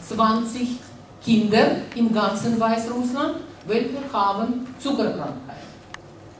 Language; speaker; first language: German; non-native, learner; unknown